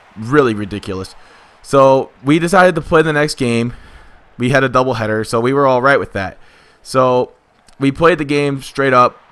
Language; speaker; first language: English; native; English